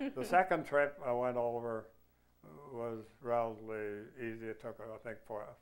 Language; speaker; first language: English; native; English